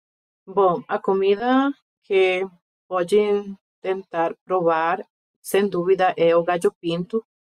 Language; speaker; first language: Portuguese; non-native, fluent; Spanish